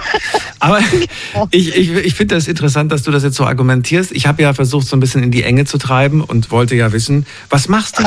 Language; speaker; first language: German; native; German